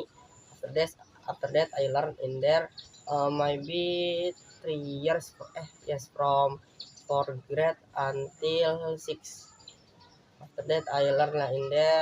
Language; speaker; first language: English; non-native, learner; Indonesian